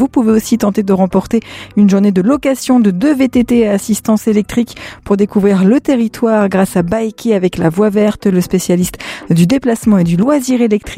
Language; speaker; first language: French; native; French